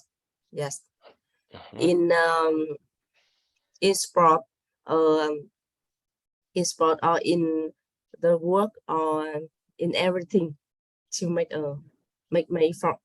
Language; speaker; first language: English; non-native, learner; Vietnamese